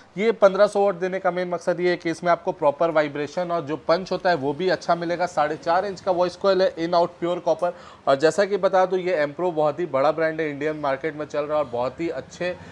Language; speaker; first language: Hindi; native; Hindi